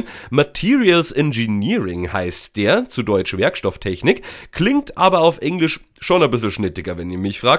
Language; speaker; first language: German; native; German